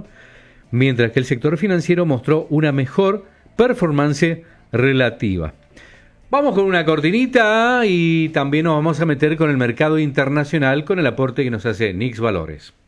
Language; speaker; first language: Spanish; native; Spanish